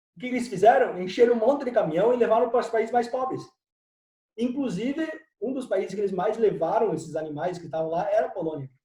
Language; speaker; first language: Portuguese; native; Portuguese